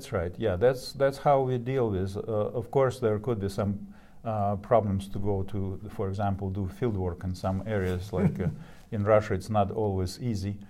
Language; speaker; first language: English; non-native, fluent; Russian